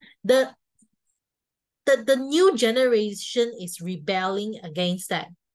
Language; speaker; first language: English; non-native, local second language; Chinese